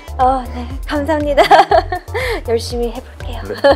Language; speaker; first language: Korean; early bilingual, heritage; English